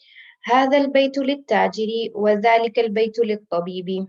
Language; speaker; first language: Arabic; non-native, fluent; Urdu